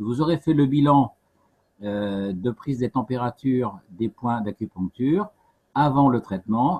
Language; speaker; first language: French; native; French